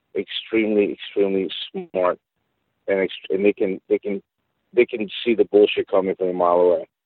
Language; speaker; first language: English; early bilingual, other home language; Spanish